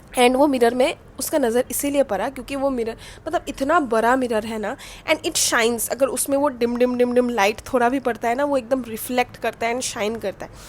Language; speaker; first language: Hindi; non-native, local second language; Bangla